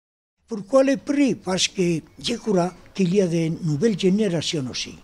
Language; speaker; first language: French; non-native, learner; Spanish